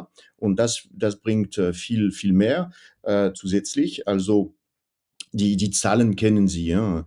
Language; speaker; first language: German; non-native, fluent; French